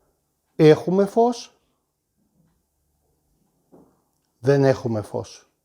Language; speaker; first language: Greek; non-native, fluent; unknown